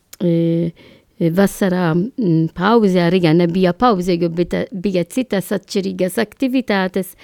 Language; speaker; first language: Latvian; non-native, learner; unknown